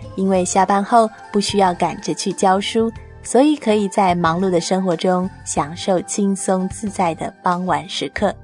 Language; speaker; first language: Chinese; native; Chinese